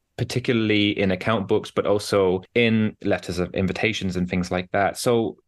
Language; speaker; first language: English; native; English